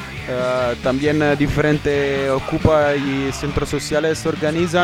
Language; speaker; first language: Spanish; non-native, learner; Italian